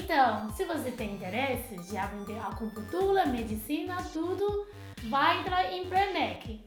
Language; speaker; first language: Portuguese; non-native, fluent; Chinese